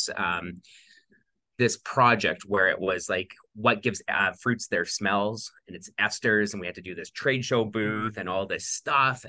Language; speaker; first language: English; native; English